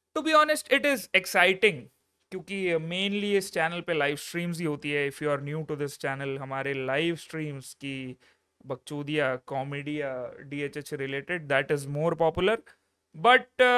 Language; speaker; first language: Hindi; non-native, local second language; Malayalam